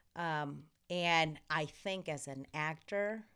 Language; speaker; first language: English; non-native, fluent; Spanish